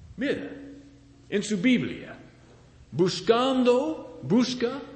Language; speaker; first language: Spanish; non-native, learner; English